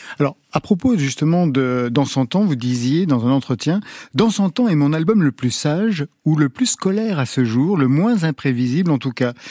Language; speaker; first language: French; native; French